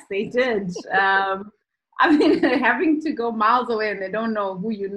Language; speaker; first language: English; non-native, local second language; Shona